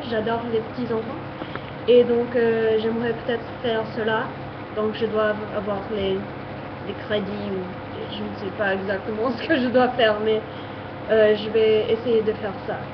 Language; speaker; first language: French; non-native, fluent; English